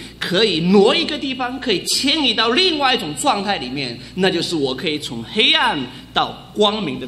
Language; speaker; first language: Chinese; native; Chinese